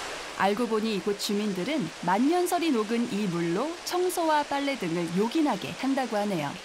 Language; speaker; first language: Korean; native; Korean